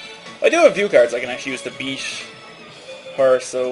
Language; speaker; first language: English; native; English